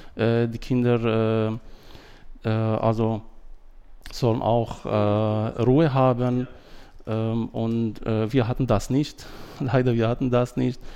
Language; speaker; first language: German; non-native, fluent; Arabic